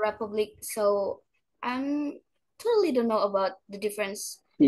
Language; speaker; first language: English; non-native, learner; Indonesian